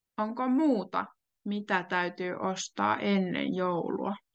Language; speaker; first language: Finnish; native; Finnish